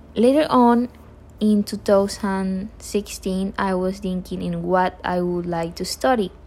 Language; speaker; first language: English; non-native, learner; Spanish